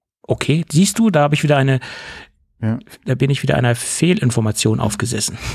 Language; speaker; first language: German; native; German